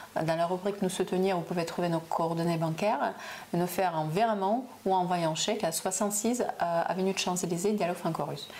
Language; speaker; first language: French; non-native, fluent; Russian